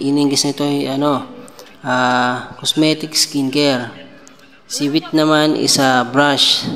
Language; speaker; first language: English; non-native, local second language; Filipino